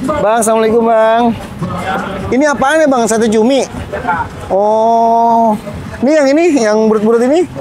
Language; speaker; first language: Indonesian; native; Indonesian